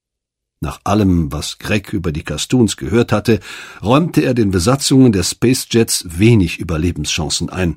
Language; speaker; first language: German; native; German